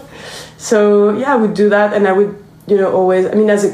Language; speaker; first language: English; non-native, fluent; French